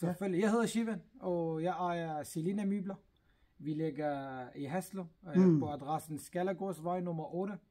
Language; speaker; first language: Danish; non-native, fluent; Kurdish